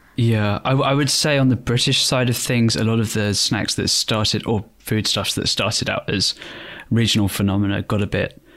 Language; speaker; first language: English; native; English